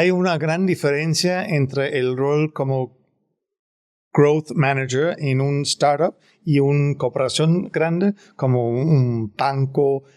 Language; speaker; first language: Spanish; non-native, fluent; Danish